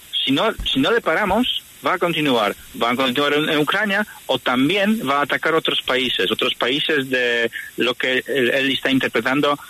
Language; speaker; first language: Spanish; non-native, fluent; Polish